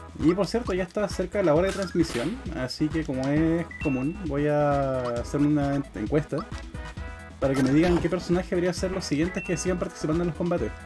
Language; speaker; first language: Spanish; native; Spanish